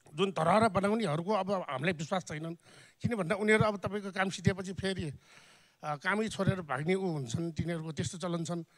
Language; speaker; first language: Nepali; non-native, local second language; Newari